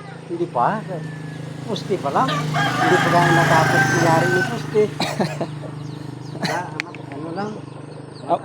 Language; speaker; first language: Filipino; non-native, local second language; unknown